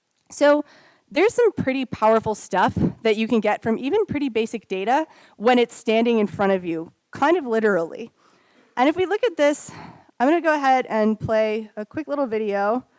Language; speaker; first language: English; native; English